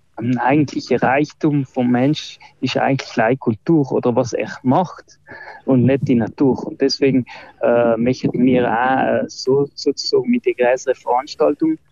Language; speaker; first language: German; non-native, local second language; Ladin